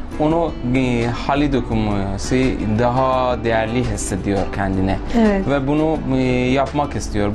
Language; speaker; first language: Turkish; non-native, local second language; Persian